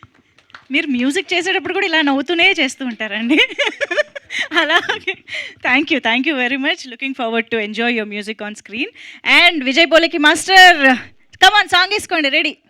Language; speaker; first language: Telugu; native; Telugu